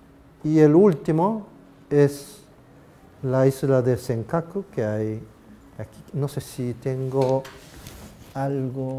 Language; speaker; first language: Spanish; non-native, fluent; Japanese